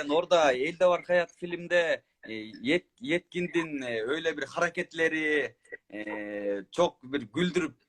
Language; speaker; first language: Turkish; non-native, learner; Kyrgyz